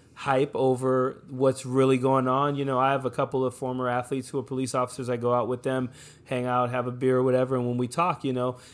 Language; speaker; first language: English; native; English